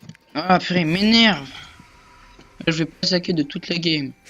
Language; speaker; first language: French; native; French